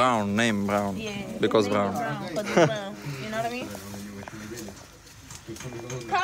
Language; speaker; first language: English; non-native, learner; Russian